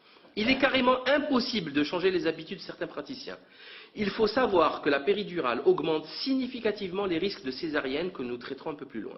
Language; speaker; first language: French; native; French